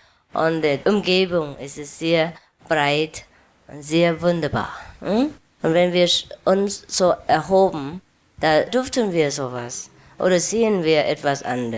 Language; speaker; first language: German; non-native, learner; Vietnamese